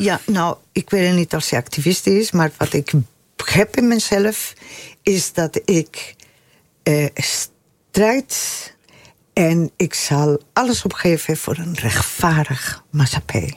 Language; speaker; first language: Dutch; non-native, fluent; Spanish